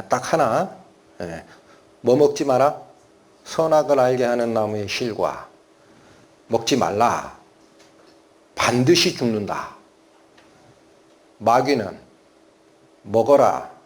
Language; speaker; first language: Korean; native; Korean